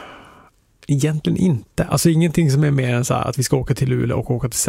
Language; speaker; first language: Swedish; native; Swedish